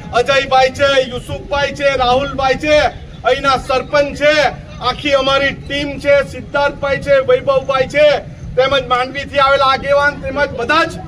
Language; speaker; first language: Gujarati; non-native, local second language; Bhili